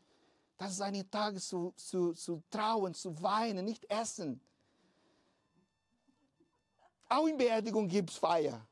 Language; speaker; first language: German; non-native, fluent; Portuguese